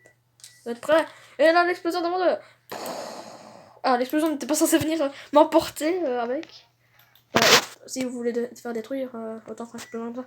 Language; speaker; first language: French; native; French